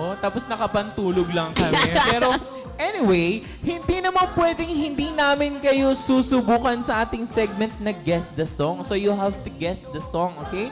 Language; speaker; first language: Filipino; native; Filipino